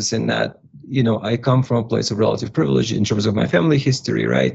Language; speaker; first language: English; non-native, fluent; Russian